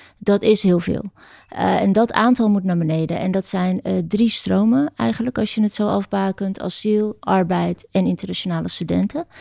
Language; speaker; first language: Dutch; early bilingual, other home language; Turkish